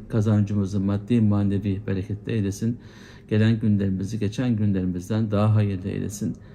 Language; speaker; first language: Turkish; native; Turkish